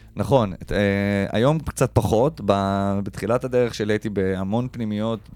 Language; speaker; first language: Hebrew; native; Hebrew